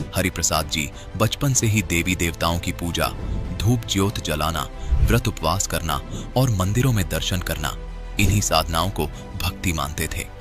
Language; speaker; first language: Hindi; native; Hindi